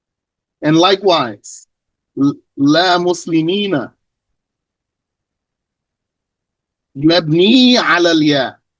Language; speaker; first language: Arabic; non-native, fluent; English